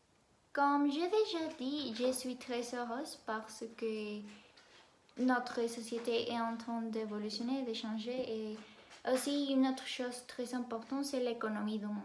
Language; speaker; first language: French; non-native, learner; Spanish